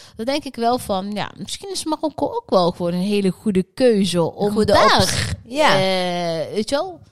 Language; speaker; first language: Dutch; early bilingual, other home language; Arabic